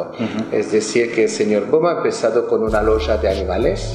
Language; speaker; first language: Spanish; non-native, fluent; French